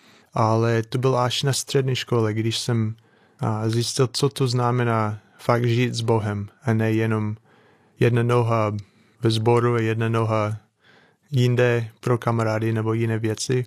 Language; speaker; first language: Czech; non-native, fluent; English